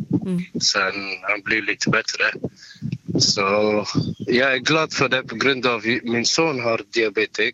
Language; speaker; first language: Swedish; non-native, local second language; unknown